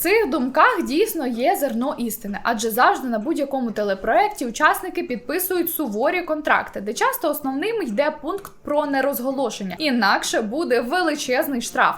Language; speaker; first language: Ukrainian; native; Ukrainian